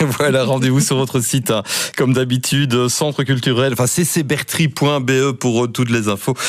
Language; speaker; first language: French; native; French